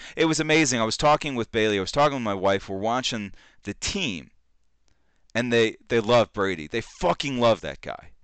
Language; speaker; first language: English; native; English